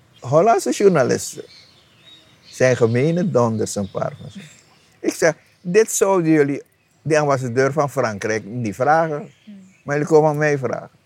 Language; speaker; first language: Dutch; native; Dutch